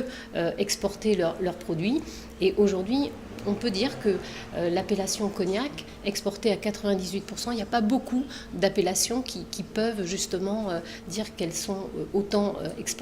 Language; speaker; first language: French; native; French